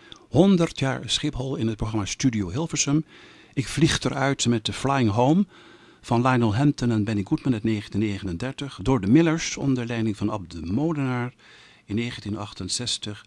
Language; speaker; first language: Dutch; native; Dutch